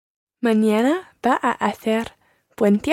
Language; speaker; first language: Spanish; non-native, learner; English